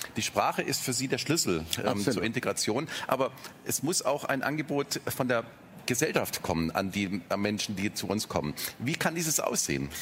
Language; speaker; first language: German; native; German